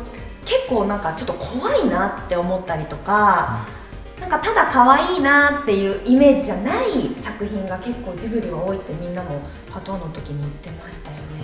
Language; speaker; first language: Japanese; native; Japanese